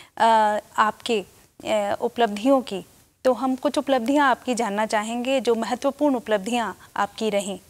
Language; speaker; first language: Hindi; native; Hindi